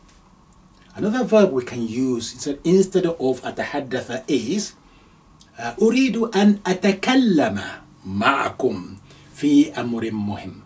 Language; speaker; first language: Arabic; non-native, fluent; Yoruba